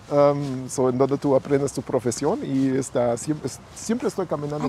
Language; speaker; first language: Spanish; non-native, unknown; German